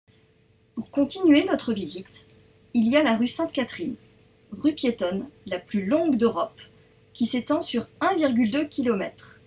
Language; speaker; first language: French; native; French